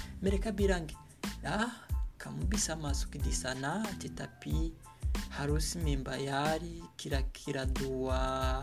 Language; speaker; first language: Indonesian; non-native, learner; Kinyarwanda